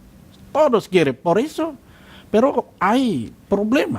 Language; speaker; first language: Spanish; non-native, learner; Indonesian